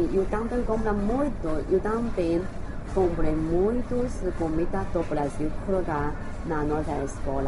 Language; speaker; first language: Portuguese; non-native, learner; Chinese